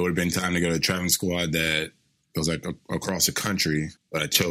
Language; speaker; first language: English; native; English